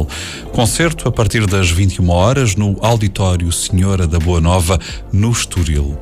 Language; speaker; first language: Portuguese; native; Portuguese